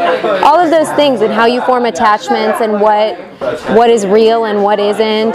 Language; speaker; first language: English; native; English